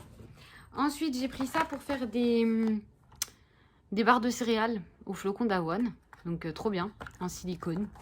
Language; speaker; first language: French; native; French